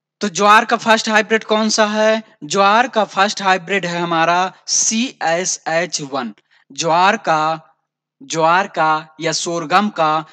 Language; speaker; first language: Hindi; native; Hindi